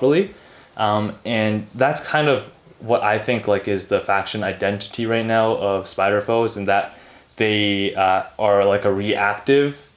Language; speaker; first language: English; native; English